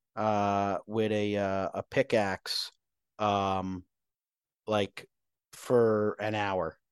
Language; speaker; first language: English; native; English